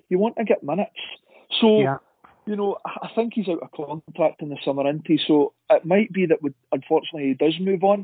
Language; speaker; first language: English; native; English